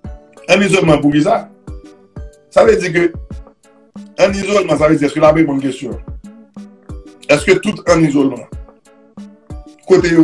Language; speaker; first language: French; non-native, local second language; Haitian Creole